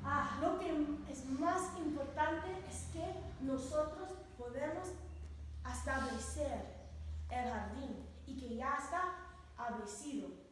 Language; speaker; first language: Spanish; non-native, learner; English